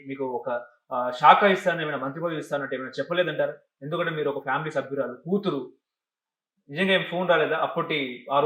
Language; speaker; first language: Telugu; native; Telugu